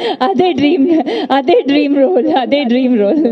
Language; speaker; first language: Telugu; non-native, fluent; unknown